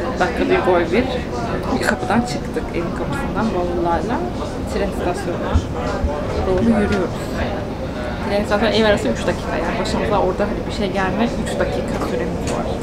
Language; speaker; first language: Turkish; early bilingual, heritage; Turkish